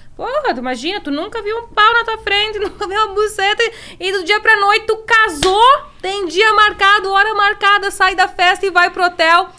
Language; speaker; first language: Portuguese; native; Portuguese